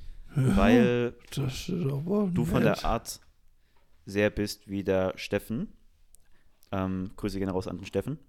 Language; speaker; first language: German; native; German